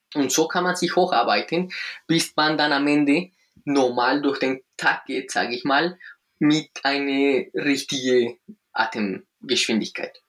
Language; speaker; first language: German; non-native, fluent; Spanish